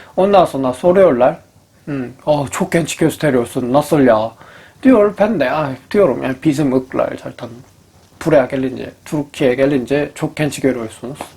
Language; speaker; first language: Turkish; non-native, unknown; Korean